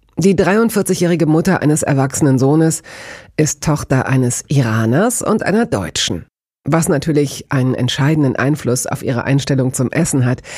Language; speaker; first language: German; native; German